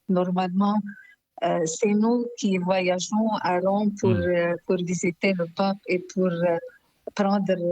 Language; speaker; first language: French; non-native, local second language; Arabic